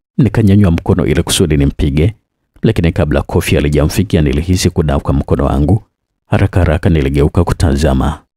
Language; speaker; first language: Swahili; native; Swahili